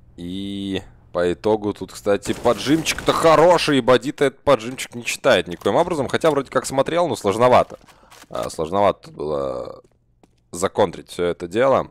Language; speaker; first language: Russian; native; Russian